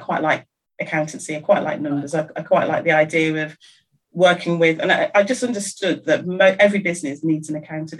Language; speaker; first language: English; native; English